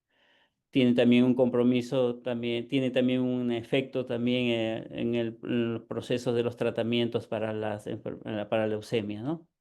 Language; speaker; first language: Spanish; native; Spanish